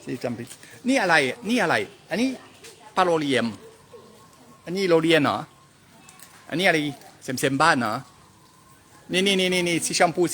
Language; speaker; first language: Thai; non-native, learner; French